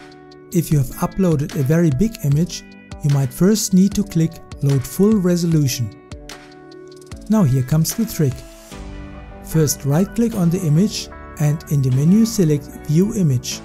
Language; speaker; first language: English; non-native, fluent; German